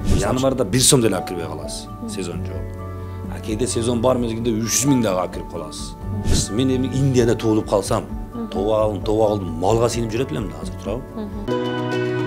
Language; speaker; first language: Kyrgyz; non-native, local second language; Uzbek